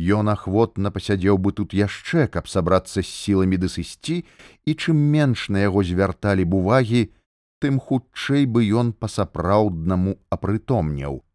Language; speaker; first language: Belarusian; native; Belarusian